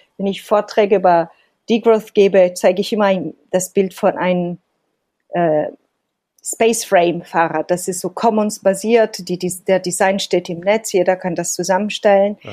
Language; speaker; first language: German; non-native, fluent; Italian